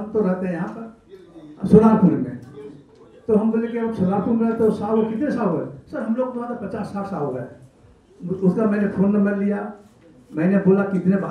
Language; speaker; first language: Hindi; native; Hindi